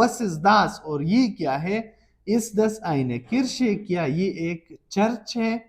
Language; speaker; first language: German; non-native, learner; Urdu